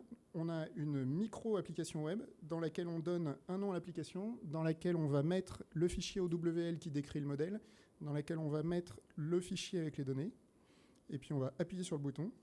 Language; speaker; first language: French; native; French